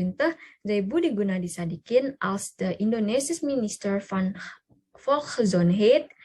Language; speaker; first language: Dutch; non-native, learner; Indonesian